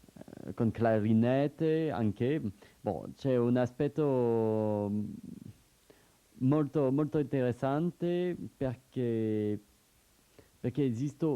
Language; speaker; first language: Italian; non-native, learner; French